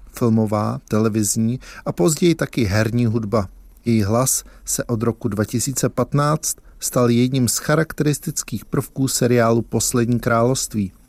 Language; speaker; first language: Czech; native; Czech